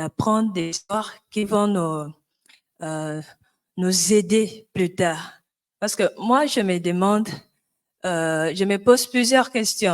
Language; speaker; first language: French; non-native, local second language; Lingala